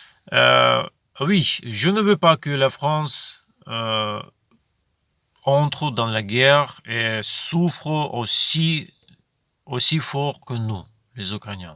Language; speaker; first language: French; non-native, fluent; Ukrainian